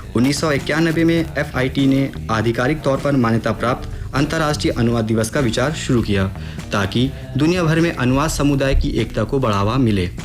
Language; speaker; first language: Hindi; native; Hindi